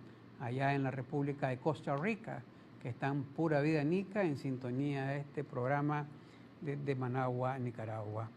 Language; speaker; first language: Spanish; native; Spanish